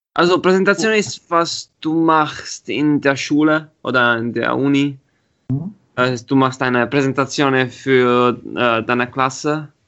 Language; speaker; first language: German; non-native, learner; Italian